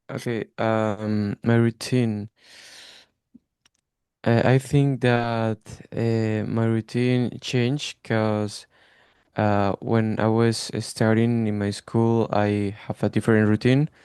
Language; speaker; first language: English; non-native, learner; Spanish